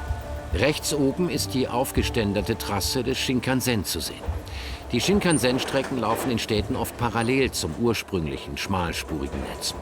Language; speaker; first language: German; native; German